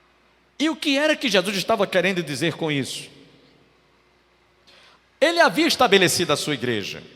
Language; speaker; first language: Portuguese; native; Portuguese